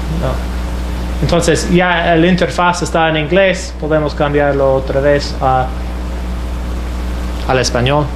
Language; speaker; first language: Spanish; non-native, fluent; English